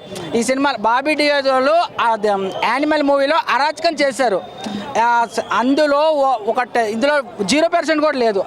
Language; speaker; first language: Telugu; native; Telugu